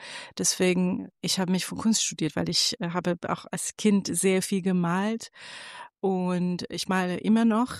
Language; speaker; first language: German; non-native, fluent; Persian